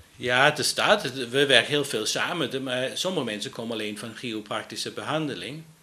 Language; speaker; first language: Dutch; non-native, fluent; Danish